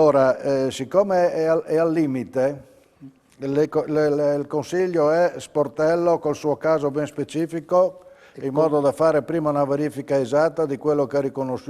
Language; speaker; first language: Italian; native; Italian